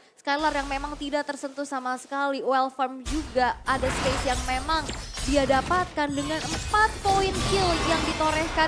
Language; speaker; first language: Indonesian; native; Indonesian